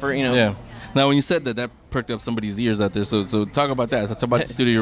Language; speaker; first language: English; native; English